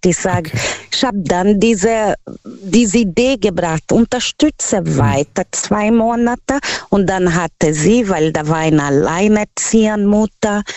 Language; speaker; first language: German; non-native, fluent; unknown